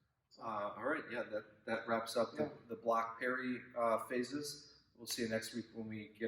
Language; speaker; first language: English; native; English